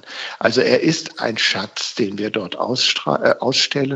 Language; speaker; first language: German; native; German